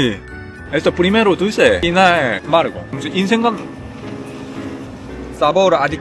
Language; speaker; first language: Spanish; non-native, learner; Korean